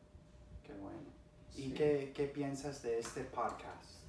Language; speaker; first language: Spanish; early bilingual, other home language; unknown